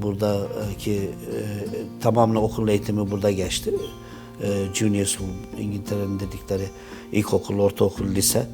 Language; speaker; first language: Turkish; early bilingual, heritage; Turkish